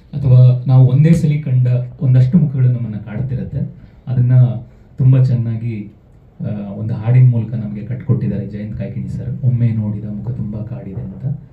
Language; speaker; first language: Kannada; native; Kannada